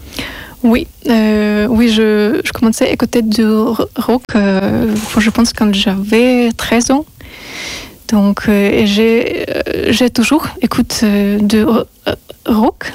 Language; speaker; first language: French; non-native, learner; Russian